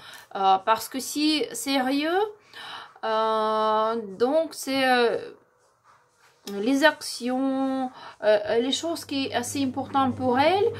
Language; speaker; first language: French; non-native, learner; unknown